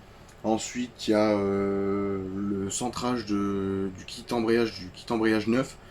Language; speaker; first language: French; native; French